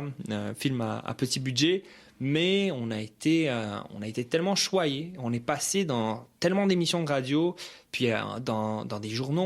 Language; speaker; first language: French; early bilingual, other home language; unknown